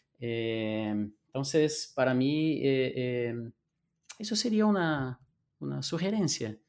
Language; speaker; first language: Spanish; non-native, fluent; Portuguese